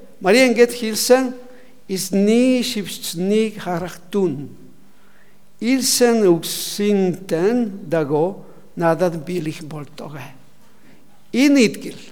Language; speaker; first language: Mongolian; non-native, learner; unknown